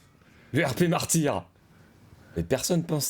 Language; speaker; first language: French; native; French